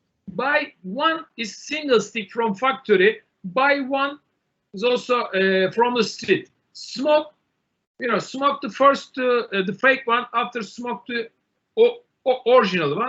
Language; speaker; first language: English; non-native, learner; Turkish